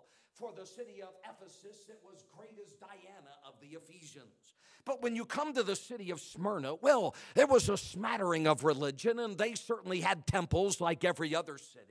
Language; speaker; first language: English; native; English